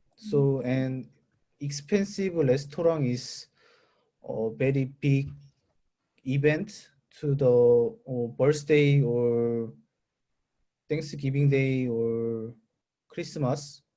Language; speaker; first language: English; non-native, learner; Korean